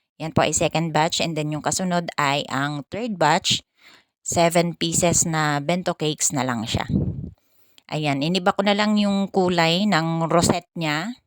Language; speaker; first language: Filipino; native; Filipino